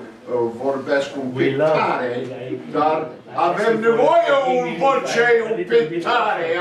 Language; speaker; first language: Romanian; non-native, learner; English